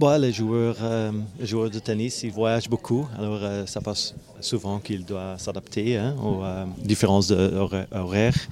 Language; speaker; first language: French; non-native, learner; Dutch